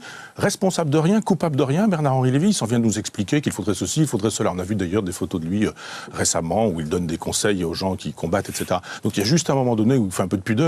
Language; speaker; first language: French; native; French